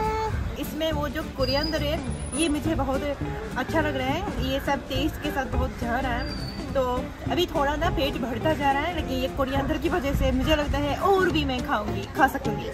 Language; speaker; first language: Hindi; non-native, fluent; Japanese